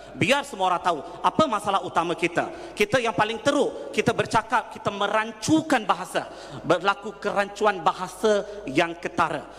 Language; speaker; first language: Malay; non-native, local second language; Tamil